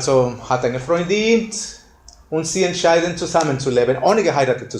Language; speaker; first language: German; non-native, fluent; Spanish